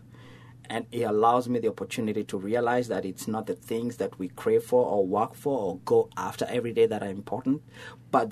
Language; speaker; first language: English; non-native, local second language; Kikuyu